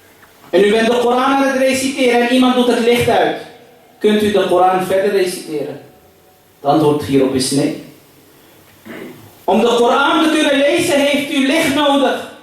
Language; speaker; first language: Dutch; early bilingual, other home language; Urdu